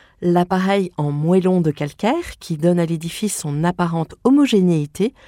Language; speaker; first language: French; native; French